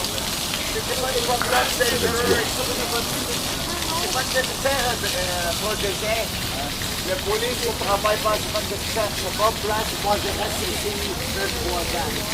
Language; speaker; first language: French; non-native, learner; Arabic